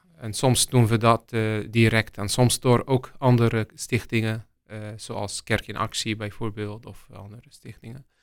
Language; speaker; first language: Dutch; non-native, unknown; Arabic